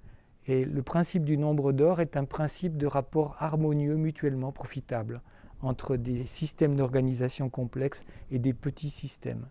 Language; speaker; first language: French; native; French